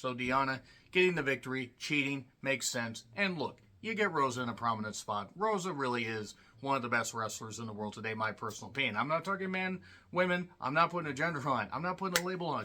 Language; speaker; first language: English; native; English